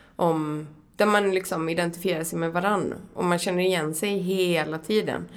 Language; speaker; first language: Swedish; native; Swedish